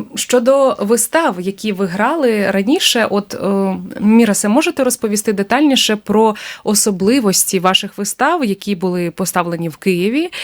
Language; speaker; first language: Ukrainian; native; Ukrainian